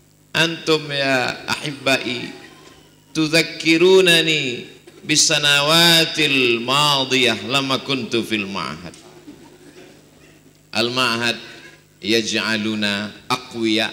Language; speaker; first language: Arabic; non-native, fluent; Indonesian